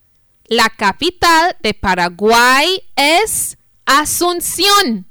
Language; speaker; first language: Spanish; non-native, fluent; English